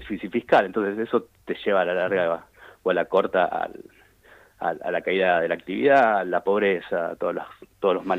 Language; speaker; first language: Spanish; native; Spanish